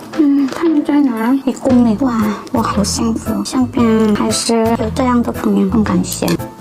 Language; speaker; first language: Chinese; non-native, learner; Korean